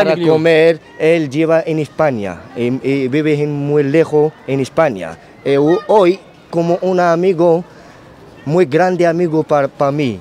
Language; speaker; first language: Spanish; non-native, learner; Arabic